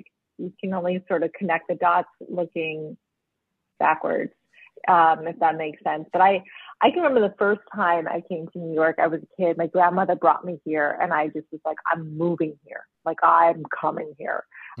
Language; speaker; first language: English; early bilingual, other home language; Spanish